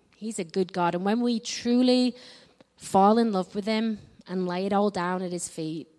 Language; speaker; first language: English; native; English